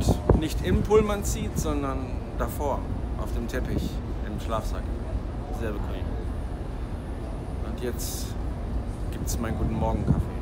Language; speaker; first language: German; native; German